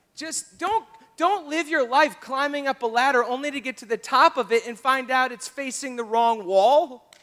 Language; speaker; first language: English; native; English